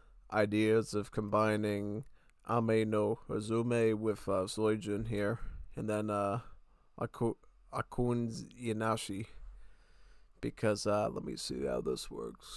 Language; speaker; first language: English; native; English